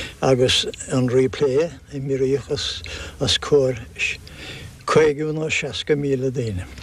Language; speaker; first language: Irish; non-native, local second language; English